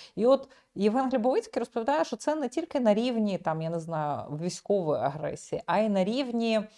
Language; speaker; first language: Ukrainian; native; Ukrainian